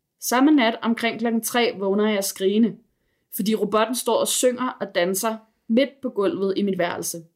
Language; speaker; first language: Danish; native; Danish